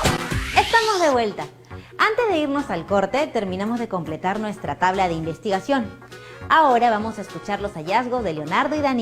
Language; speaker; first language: Spanish; native; Spanish